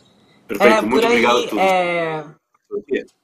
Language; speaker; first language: Portuguese; non-native, fluent; Spanish